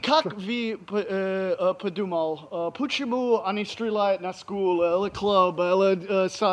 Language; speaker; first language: Russian; non-native, learner; English